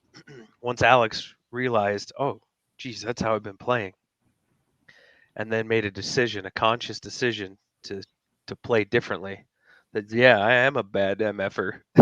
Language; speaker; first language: English; native; English